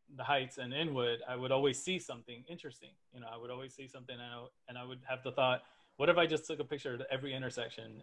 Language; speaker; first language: English; native; English